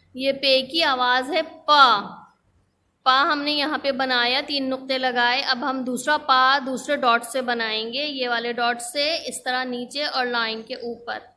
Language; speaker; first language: Urdu; native; Urdu